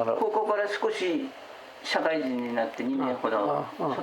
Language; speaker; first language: Japanese; native; Japanese